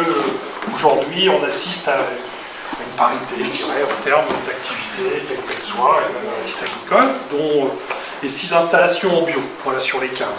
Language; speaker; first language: French; native; French